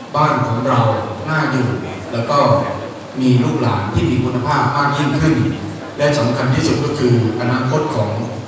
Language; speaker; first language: Thai; native; Thai